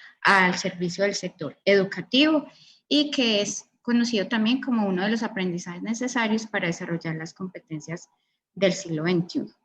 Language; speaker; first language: Spanish; native; Spanish